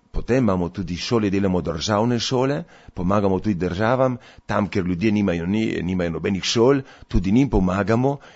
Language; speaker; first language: Slovenian; early bilingual, heritage; Slovenian